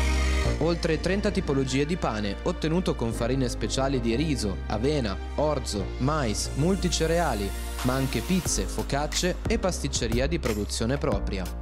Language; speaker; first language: Italian; native; Italian